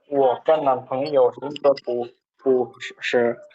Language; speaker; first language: Chinese; non-native, learner; Indonesian